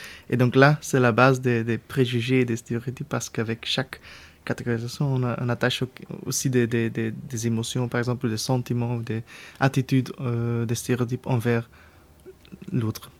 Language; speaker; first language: French; non-native, local second language; Dutch